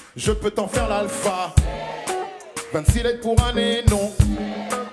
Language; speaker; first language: French; native; French